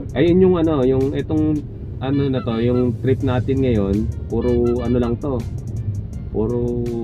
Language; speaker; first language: Filipino; native; Filipino